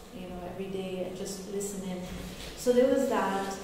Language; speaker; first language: English; non-native, local second language; Arabic